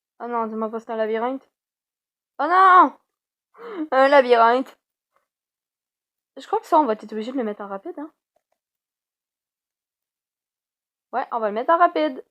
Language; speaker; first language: French; native; French